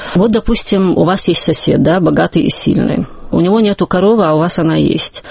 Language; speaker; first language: Russian; non-native, local second language; Chechen